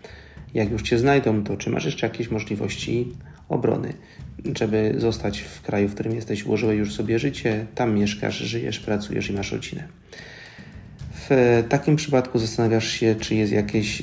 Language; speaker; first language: Polish; native; Polish